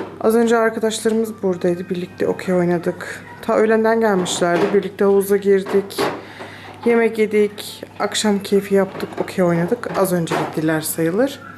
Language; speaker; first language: Turkish; early bilingual, heritage; Turkish